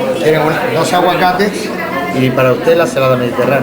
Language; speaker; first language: Spanish; native; Spanish